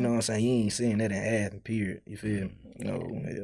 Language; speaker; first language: English; native; English